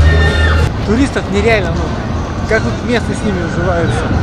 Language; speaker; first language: Russian; native; Russian